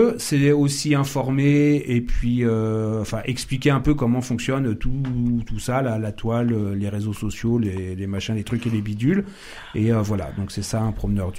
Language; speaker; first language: French; native; French